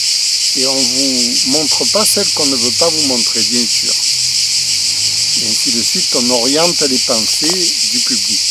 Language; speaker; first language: French; native; French